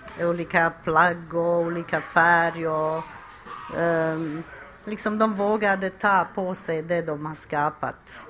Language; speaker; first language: Swedish; non-native, fluent; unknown